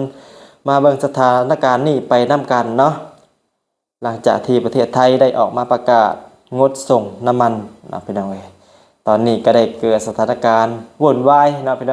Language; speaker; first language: Thai; non-native, local second language; Northeastern Thai